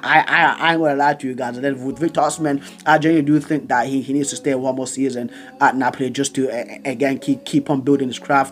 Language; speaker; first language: English; native; English